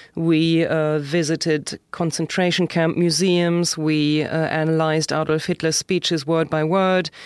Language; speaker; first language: English; non-native, fluent; German